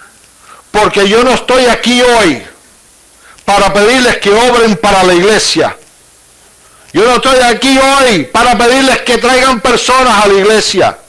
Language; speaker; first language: Spanish; native; Spanish